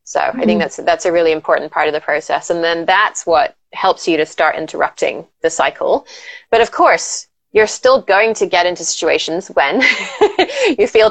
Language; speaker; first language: English; native; English